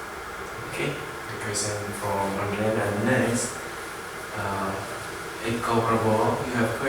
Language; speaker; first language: English; non-native, learner; Indonesian